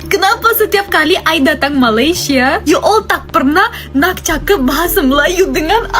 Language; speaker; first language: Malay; non-native, learner; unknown